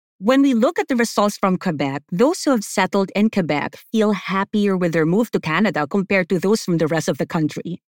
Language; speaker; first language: English; non-native, local second language; Filipino